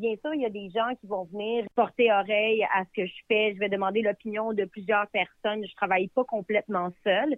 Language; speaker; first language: French; native; French